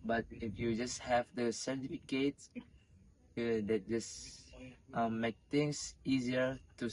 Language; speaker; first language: English; non-native, learner; Indonesian